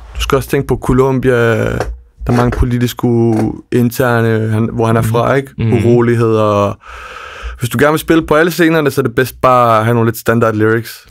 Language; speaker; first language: Danish; native; Danish